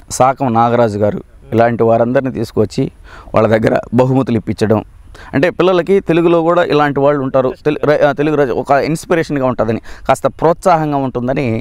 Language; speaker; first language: Telugu; native; Telugu